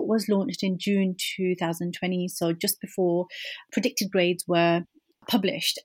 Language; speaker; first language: English; native; English